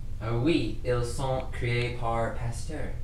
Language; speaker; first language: French; non-native, learner; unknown